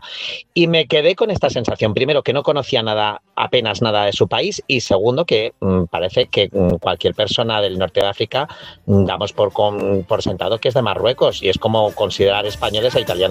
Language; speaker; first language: Spanish; native; Spanish